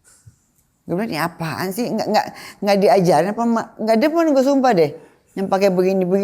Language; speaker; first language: Indonesian; native; Indonesian